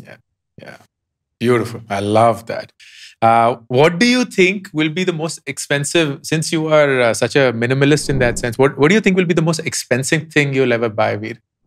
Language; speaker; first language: English; non-native, local second language; Hindi